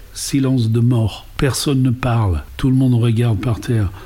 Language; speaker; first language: French; non-native, fluent; English